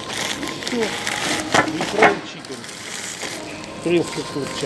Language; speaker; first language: Russian; non-native, local second language; Ukrainian